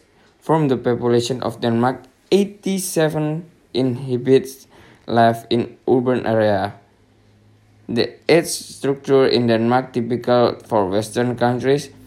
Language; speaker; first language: English; non-native, learner; Indonesian